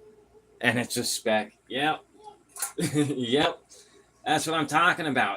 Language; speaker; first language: English; native; English